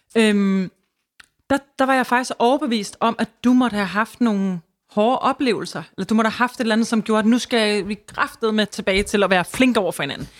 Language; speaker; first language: Danish; native; Danish